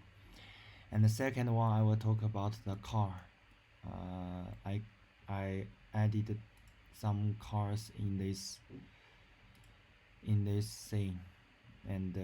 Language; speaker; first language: English; non-native, learner; Chinese